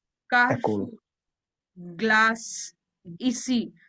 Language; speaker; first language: French; non-native, fluent; Hindi